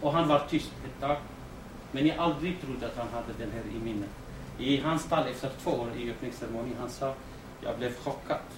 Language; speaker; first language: Swedish; non-native, fluent; Arabic